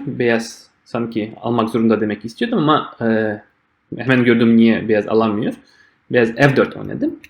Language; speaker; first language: Turkish; non-native, fluent; Russian